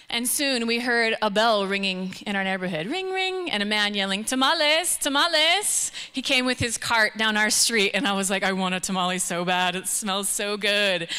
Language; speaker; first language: English; native; English